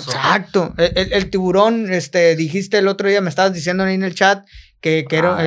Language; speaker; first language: Spanish; native; Spanish